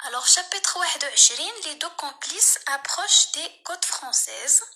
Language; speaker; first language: French; non-native, local second language; Arabic